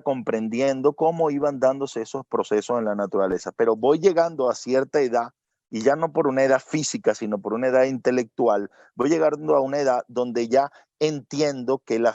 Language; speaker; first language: Spanish; native; Spanish